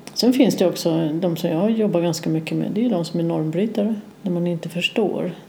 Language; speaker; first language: Swedish; native; Swedish